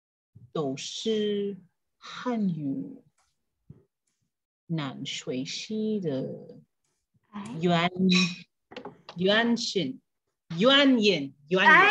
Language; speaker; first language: Chinese; non-native, learner; English